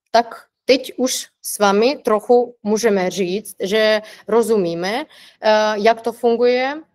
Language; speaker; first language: Czech; non-native, fluent; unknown